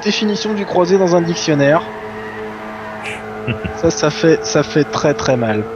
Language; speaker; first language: French; native; French